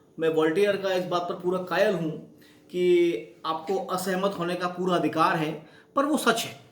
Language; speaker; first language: Hindi; native; Hindi